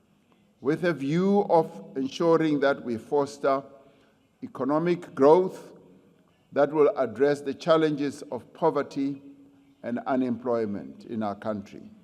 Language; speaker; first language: English; non-native, local second language; Venda